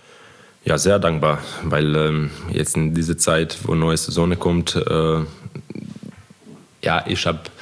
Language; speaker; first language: German; non-native, fluent; Croatian